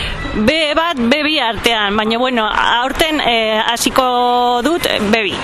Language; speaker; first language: Basque; non-native, learner; Spanish